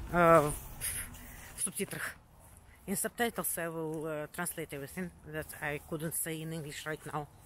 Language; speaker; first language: English; non-native, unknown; Russian